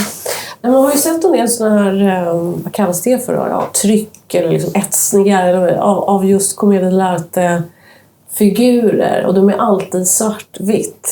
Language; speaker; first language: Swedish; native; Swedish